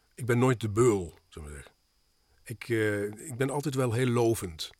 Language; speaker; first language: Dutch; native; Dutch